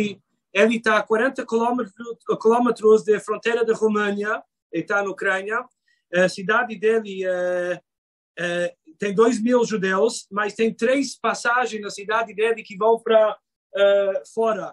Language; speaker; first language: Portuguese; non-native, fluent; Hebrew